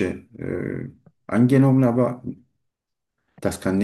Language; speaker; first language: German; non-native, learner; Turkish